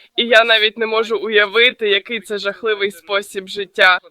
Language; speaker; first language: Ukrainian; non-native, fluent; English